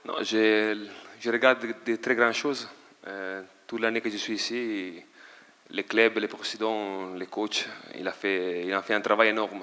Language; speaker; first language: French; non-native, fluent; Italian